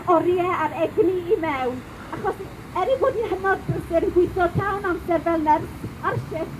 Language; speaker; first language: Welsh; native; Welsh